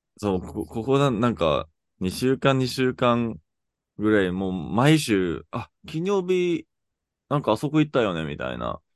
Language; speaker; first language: Japanese; non-native, fluent; English